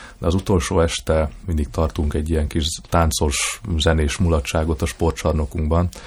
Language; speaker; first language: Hungarian; native; Hungarian